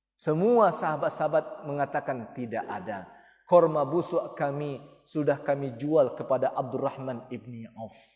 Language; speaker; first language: Malay; non-native, local second language; Minangkabau